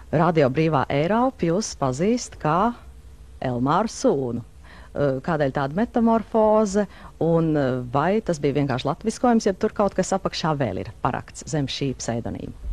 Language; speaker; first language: Latvian; early bilingual, heritage; Latvian